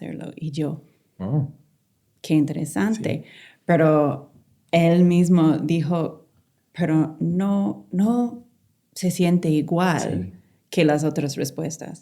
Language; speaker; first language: Spanish; non-native, fluent; English